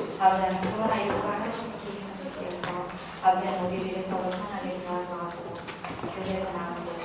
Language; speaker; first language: Korean; native; Korean